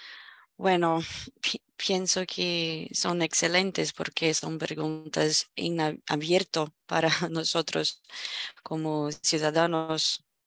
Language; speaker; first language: Spanish; non-native, fluent; Portuguese